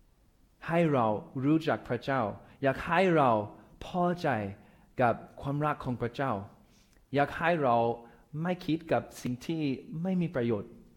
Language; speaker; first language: Thai; non-native, fluent; English